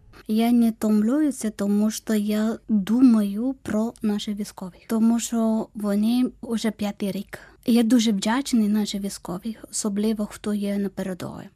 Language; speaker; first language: Ukrainian; non-native, learner; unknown